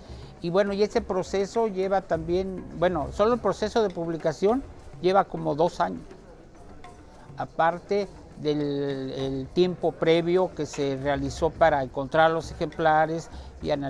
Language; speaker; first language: Spanish; native; Spanish